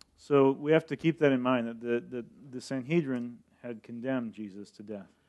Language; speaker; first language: English; early bilingual, other home language; Spanish